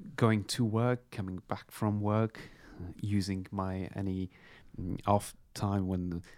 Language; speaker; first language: English; non-native, fluent; Persian